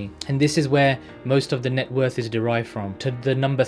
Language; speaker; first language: English; native; English